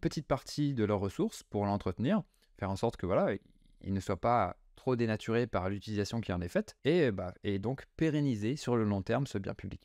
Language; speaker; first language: French; native; French